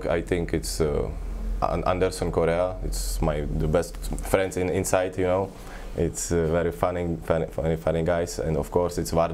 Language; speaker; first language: English; non-native, learner; Czech